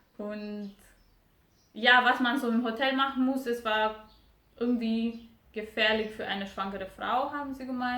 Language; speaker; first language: German; non-native, fluent; Romanian